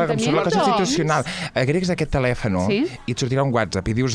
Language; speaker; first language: Catalan; native; Catalan